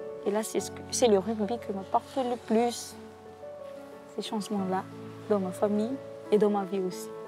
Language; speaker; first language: French; non-native, local second language; Malagasy